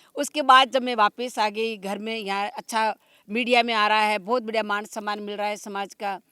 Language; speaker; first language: Hindi; non-native, local second language; Rajasthani